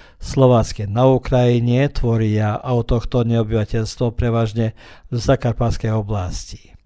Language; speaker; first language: Slovak; early bilingual, heritage; Slovak